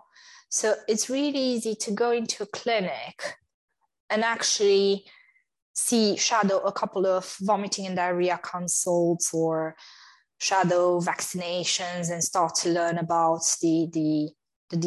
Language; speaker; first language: English; non-native, fluent; Romanian